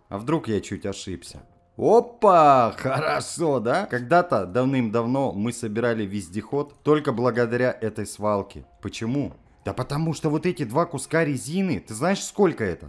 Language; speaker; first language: Russian; native; Russian